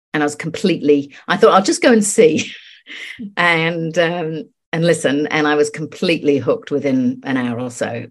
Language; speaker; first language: English; native; English